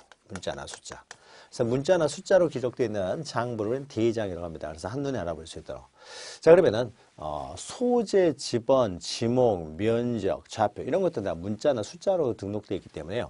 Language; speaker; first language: Korean; native; Korean